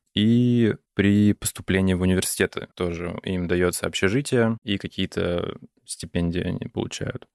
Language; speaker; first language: Russian; native; Russian